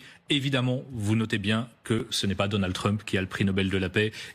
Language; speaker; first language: French; native; French